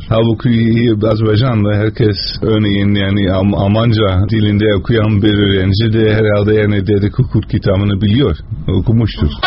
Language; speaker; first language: Turkish; non-native, fluent; Dutch